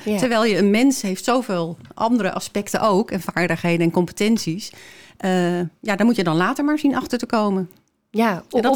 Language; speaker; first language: Dutch; native; Dutch